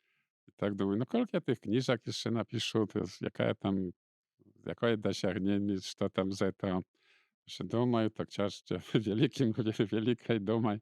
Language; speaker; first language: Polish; non-native, local second language; Belarusian